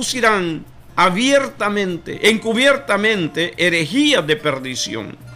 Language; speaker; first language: Spanish; native; Spanish